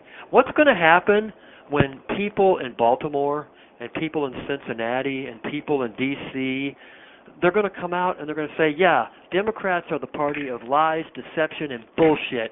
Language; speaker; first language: English; native; English